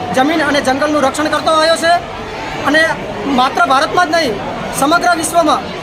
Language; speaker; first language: Gujarati; native; Gujarati